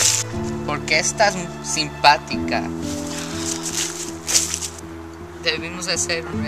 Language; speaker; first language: Spanish; non-native, learner; English